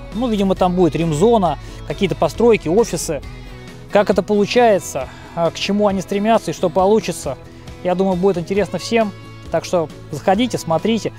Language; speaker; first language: Russian; native; Russian